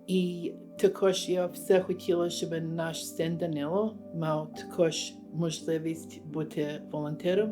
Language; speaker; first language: Ukrainian; early bilingual, heritage; Ukrainian